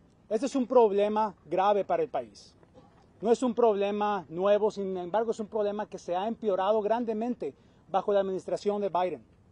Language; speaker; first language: Spanish; native; Spanish